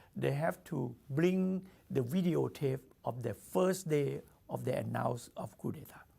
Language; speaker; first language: English; non-native, learner; Thai